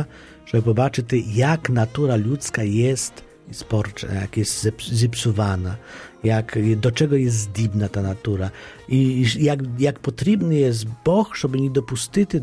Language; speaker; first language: Polish; non-native, fluent; Ukrainian